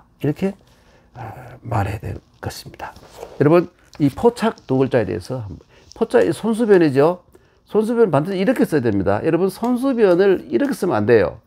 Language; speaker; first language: Korean; native; Korean